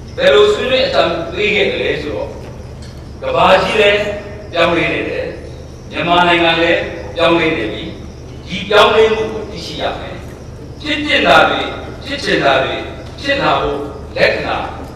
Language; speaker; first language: Burmese; non-native, local second language; Kachin